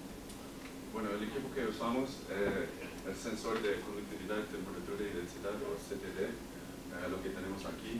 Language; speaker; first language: Spanish; non-native, learner; English